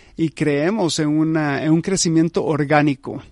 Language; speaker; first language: Spanish; early bilingual, heritage; Spanish